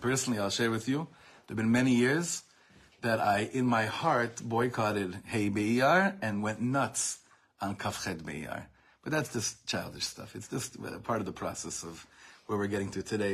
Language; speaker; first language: English; native; English